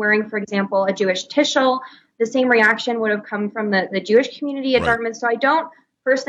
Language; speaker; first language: English; native; English